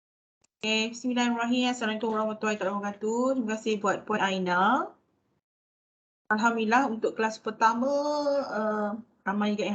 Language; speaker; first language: Malay; native; Malay